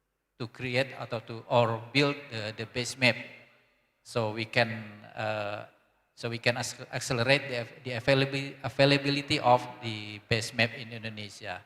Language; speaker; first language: English; non-native, learner; Indonesian